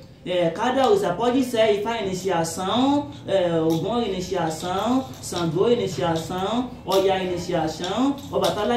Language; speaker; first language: Portuguese; non-native, local second language; Yoruba